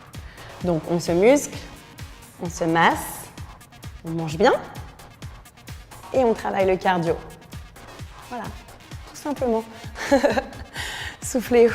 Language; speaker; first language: French; native; French